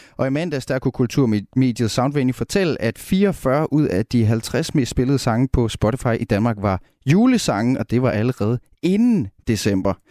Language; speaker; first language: Danish; native; Danish